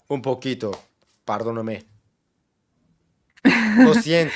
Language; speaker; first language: Spanish; non-native, learner; Turkish